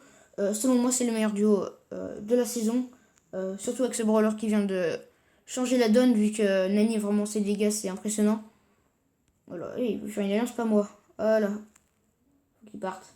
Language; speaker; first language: French; native; French